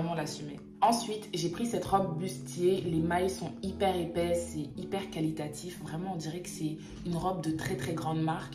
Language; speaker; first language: French; native; French